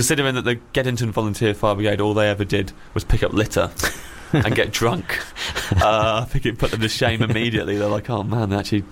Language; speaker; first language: English; native; English